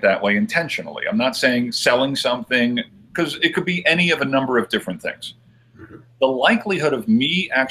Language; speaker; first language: English; native; English